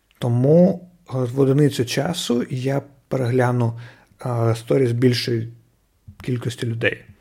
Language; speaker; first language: Ukrainian; non-native, local second language; Russian